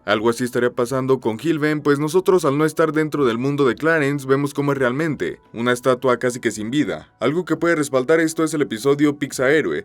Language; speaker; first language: Spanish; native; Spanish